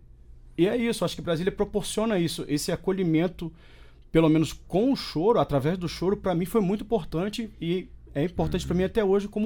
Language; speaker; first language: Portuguese; native; Portuguese